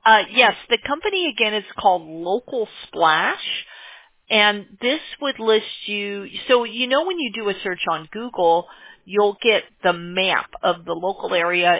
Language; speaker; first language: English; native; English